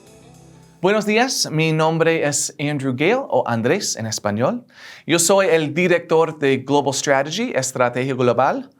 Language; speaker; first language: Spanish; non-native, fluent; English